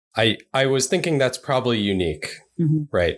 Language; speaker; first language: English; native; English